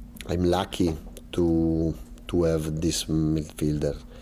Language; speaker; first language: English; non-native, learner; Italian